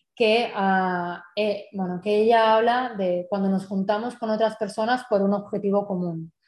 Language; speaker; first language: Spanish; native; Spanish